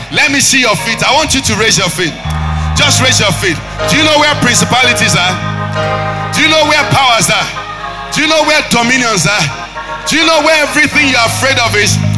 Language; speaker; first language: English; non-native, local second language; Igbo